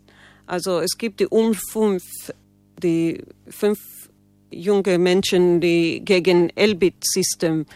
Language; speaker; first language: German; non-native, learner; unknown